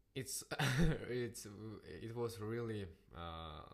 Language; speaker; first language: English; non-native, learner; Russian